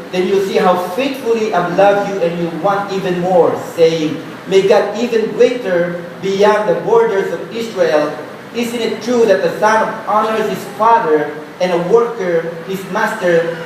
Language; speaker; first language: English; non-native, local second language; Filipino